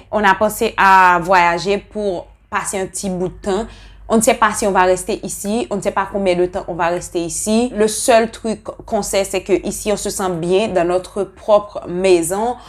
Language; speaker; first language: French; non-native, local second language; Haitian Creole